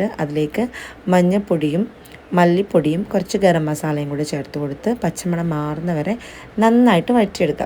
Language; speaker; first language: Malayalam; native; Malayalam